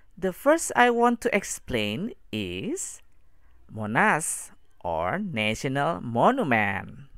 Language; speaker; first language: English; non-native, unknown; Indonesian